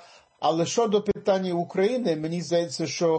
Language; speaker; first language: Ukrainian; early bilingual, heritage; English